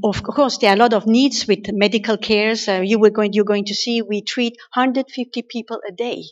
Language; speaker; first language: English; non-native, fluent; German